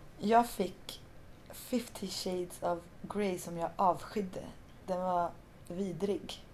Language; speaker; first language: Swedish; early bilingual, other home language; Persian